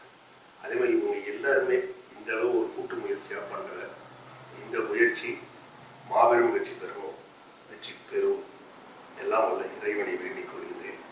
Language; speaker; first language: Tamil; native; Tamil